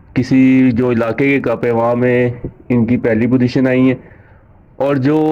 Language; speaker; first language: Hindi; non-native, local second language; Punjabi